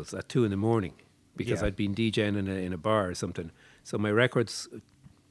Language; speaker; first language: English; native; English